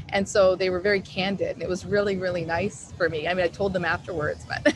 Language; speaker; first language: English; native; English